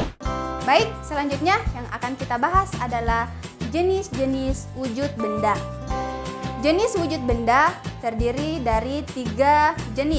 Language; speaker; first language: Indonesian; native; Indonesian